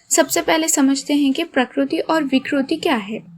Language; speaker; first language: Hindi; non-native, local second language; Telugu